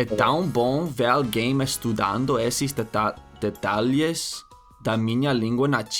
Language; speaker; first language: Portuguese; non-native, learner; English